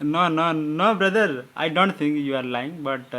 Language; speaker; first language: English; non-native, learner; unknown